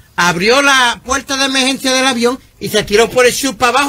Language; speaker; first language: Spanish; early bilingual, heritage; Spanish